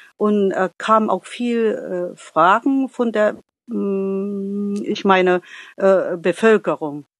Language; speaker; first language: German; non-native, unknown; Vietnamese